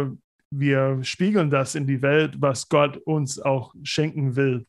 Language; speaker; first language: German; non-native, fluent; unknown